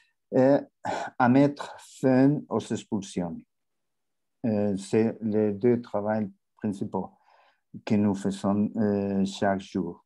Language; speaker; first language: French; non-native, learner; Spanish